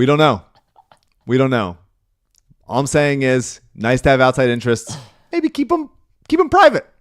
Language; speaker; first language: English; native; English